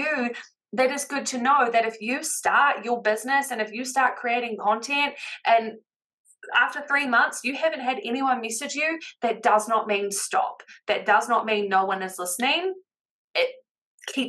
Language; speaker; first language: English; native; English